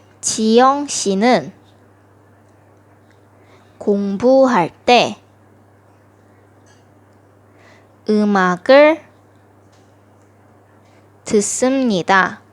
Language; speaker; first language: Korean; non-native, fluent; Thai